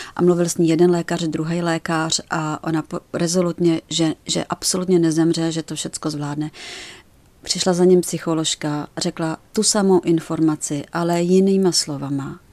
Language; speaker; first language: Czech; native; Czech